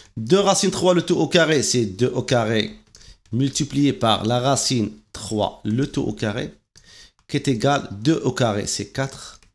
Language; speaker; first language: French; non-native, local second language; Arabic